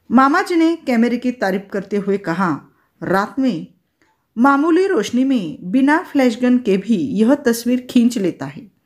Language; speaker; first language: Hindi; non-native, local second language; Marathi